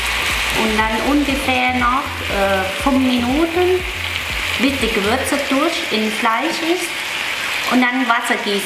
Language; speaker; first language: German; non-native, learner; Vietnamese